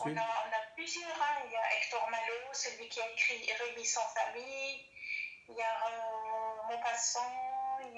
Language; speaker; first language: French; non-native, fluent; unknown